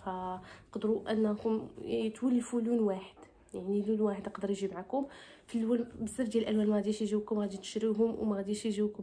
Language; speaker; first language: Arabic; native; Arabic